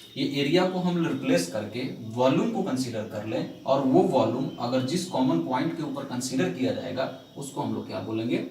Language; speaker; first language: Hindi; native; Hindi